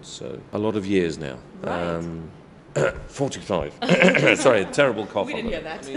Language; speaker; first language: English; native; English